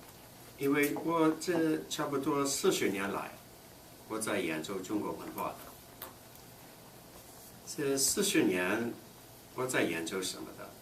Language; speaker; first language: Chinese; non-native, fluent; English